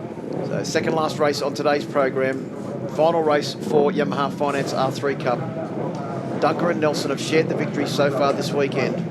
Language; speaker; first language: English; native; English